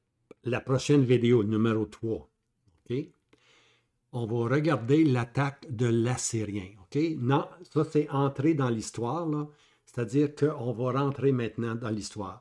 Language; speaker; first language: French; native; French